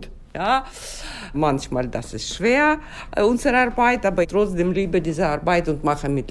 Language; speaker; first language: German; non-native, learner; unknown